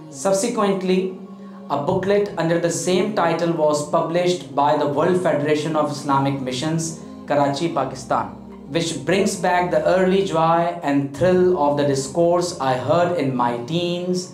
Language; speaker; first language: English; non-native, local second language; Urdu